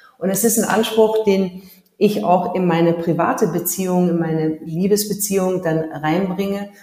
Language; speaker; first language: German; early bilingual, heritage; German